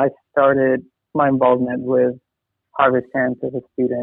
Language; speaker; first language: English; early bilingual, other home language; Spanish